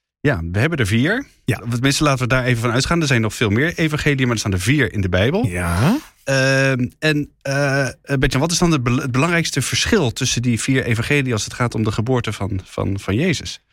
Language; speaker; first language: Dutch; native; Dutch